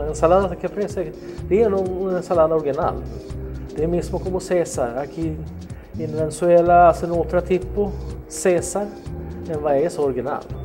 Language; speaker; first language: Spanish; non-native, learner; Swedish